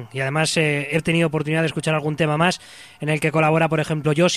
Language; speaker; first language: Spanish; native; Spanish